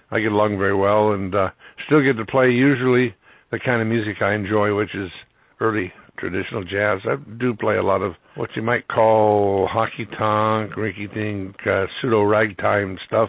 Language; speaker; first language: English; native; English